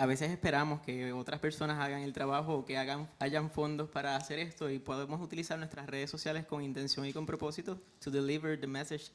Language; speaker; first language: Spanish; native; Spanish